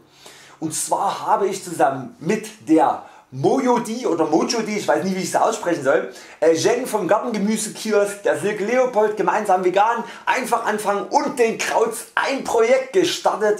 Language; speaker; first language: German; native; German